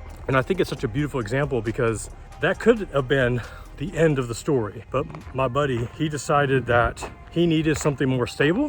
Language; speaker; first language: English; native; English